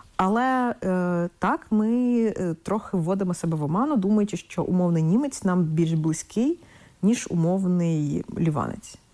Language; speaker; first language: Ukrainian; non-native, local second language; Russian